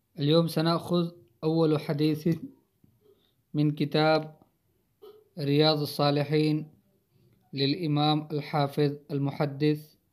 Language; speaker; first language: Arabic; non-native, fluent; Hindi